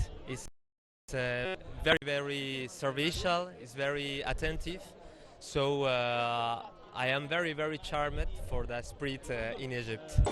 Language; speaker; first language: English; non-native, learner; French